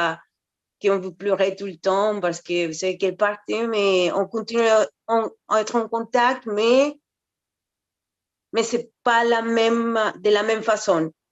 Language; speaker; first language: French; non-native, fluent; Spanish